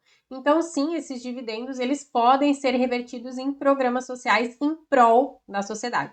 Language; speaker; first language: Portuguese; native; Portuguese